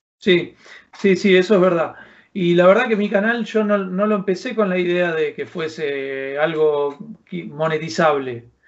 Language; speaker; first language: Spanish; native; Spanish